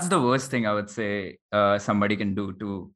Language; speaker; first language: English; non-native, local second language; Hindi